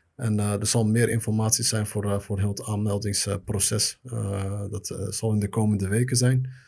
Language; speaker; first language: Dutch; early bilingual, other home language; Arabic